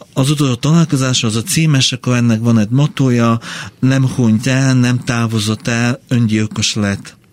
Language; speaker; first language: Hungarian; non-native, fluent; Bulgarian